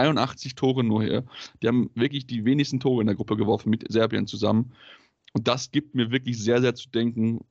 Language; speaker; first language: German; native; German